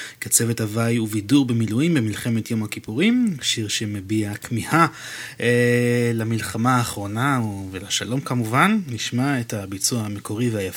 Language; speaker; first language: Hebrew; native; Hebrew